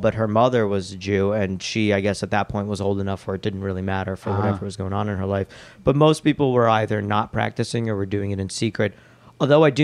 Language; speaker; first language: English; early bilingual, other home language; Russian